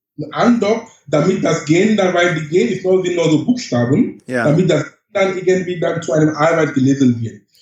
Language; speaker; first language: German; non-native, fluent; English